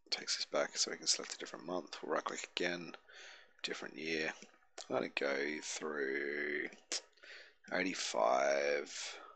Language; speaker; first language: English; native; English